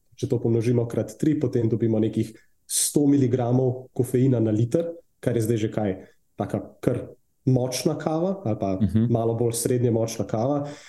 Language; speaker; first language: Slovenian; native; Slovenian